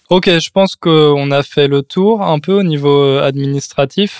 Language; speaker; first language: French; native; French